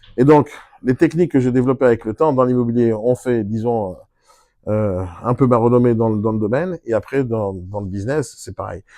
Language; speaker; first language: French; non-native, fluent; Hebrew